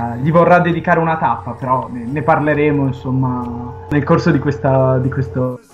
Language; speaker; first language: Italian; native; Italian